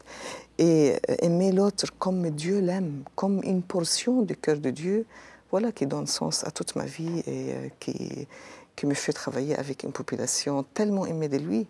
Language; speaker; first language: French; non-native, local second language; Arabic